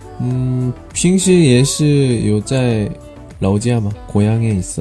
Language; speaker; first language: Chinese; non-native, learner; Korean